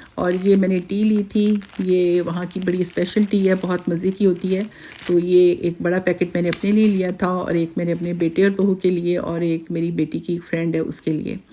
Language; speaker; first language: Urdu; native; Urdu